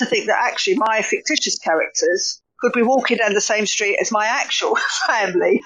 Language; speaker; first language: English; native; English